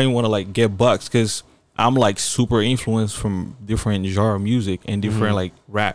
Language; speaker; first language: English; non-native, local second language; French